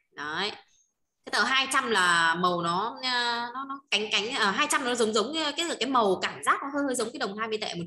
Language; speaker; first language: Vietnamese; native; Vietnamese